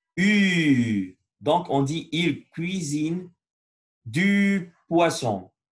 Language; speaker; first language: French; non-native, learner; Spanish